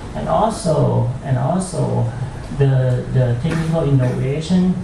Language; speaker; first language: English; non-native, fluent; Thai